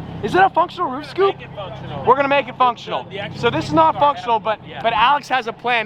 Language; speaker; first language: English; native; English